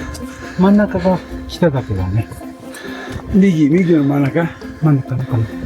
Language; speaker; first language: Japanese; native; Japanese